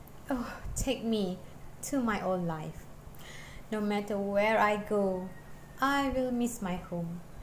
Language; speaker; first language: English; non-native, local second language; Malay